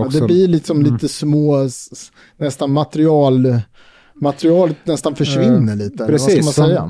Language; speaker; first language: Swedish; native; Swedish